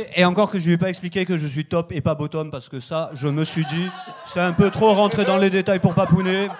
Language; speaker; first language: French; native; French